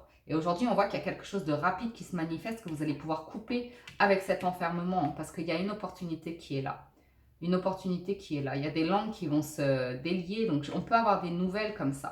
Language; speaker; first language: French; native; French